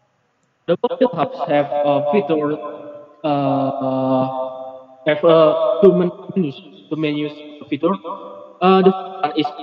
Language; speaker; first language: English; non-native, learner; Indonesian